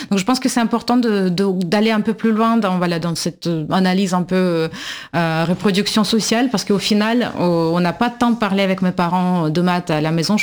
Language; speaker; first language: French; non-native, fluent; Russian